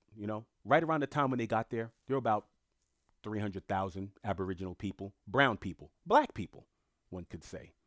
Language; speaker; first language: English; early bilingual, other home language; French